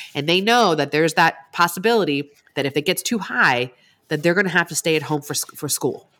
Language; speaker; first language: English; native; English